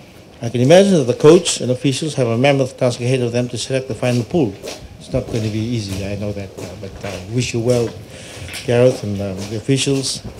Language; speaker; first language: English; non-native, local second language; Fijian